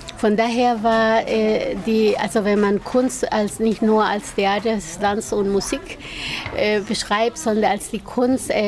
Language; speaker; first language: German; non-native, fluent; Spanish